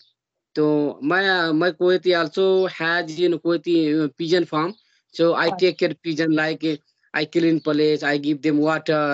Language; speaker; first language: English; non-native, learner; Hindi